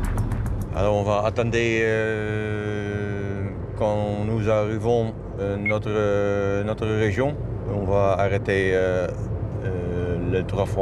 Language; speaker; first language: French; non-native, learner; Dutch